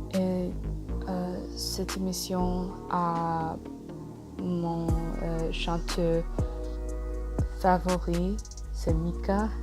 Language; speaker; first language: French; non-native, learner; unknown